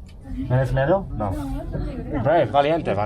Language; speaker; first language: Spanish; non-native, learner; Hebrew